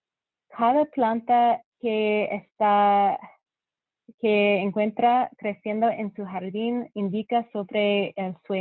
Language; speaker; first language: Spanish; non-native, fluent; English